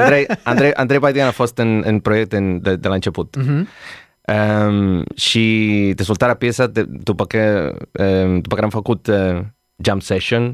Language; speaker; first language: Romanian; non-native, learner; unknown